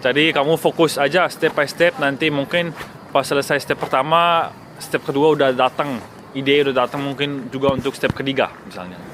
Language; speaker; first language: Indonesian; early bilingual, heritage; Indonesian